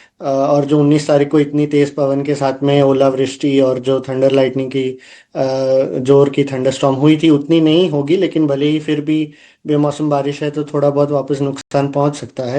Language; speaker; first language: Hindi; non-native, local second language; Gujarati